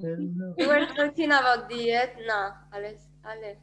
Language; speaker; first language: English; non-native, fluent; Spanish